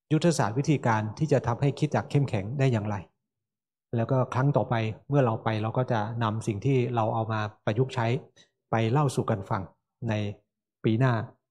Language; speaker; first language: Thai; native; Thai